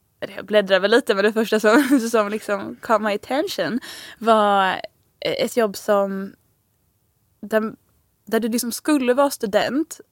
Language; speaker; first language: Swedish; native; Swedish